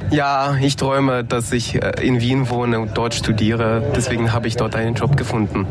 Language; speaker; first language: German; non-native, fluent; Ukrainian